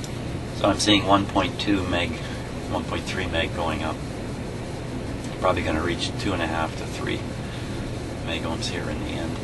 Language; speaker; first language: English; native; English